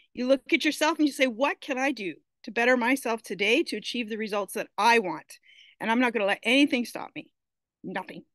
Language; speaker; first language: English; native; English